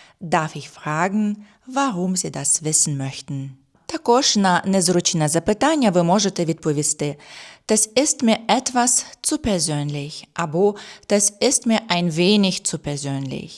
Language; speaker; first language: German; non-native, fluent; Ukrainian